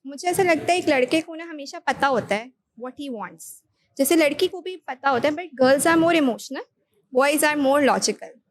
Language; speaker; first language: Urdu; native; Urdu